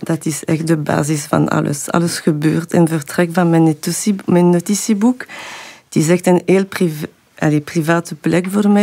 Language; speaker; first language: Dutch; non-native, fluent; French